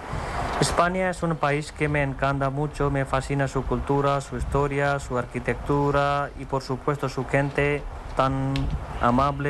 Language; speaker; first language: Spanish; non-native, fluent; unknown